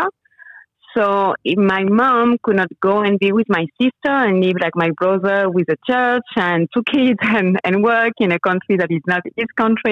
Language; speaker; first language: English; non-native, fluent; French